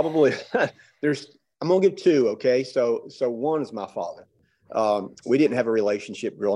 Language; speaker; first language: English; native; English